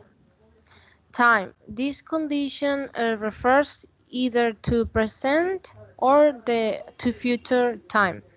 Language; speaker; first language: English; non-native, learner; Spanish